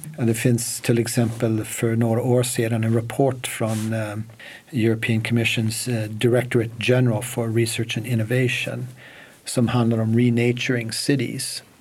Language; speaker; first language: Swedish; non-native, fluent; English